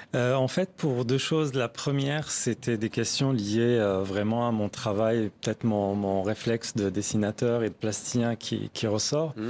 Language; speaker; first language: French; non-native, local second language; Arabic